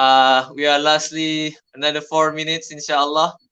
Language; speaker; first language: English; non-native, fluent; Malay